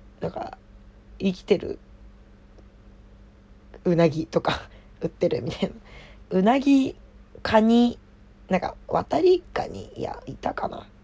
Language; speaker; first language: Japanese; native; Japanese